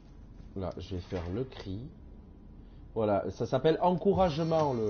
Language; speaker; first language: French; native; French